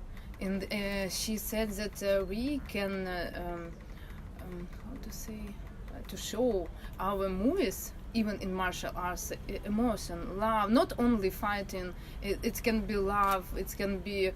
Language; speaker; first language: English; non-native, learner; Russian